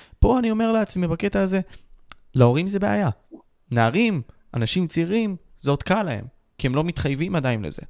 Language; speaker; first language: Hebrew; native; Hebrew